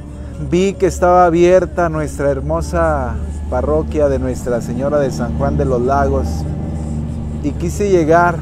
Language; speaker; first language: Spanish; native; Spanish